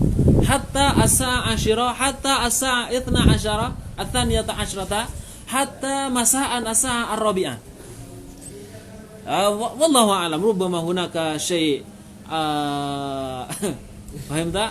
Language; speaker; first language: Arabic; non-native, fluent; Indonesian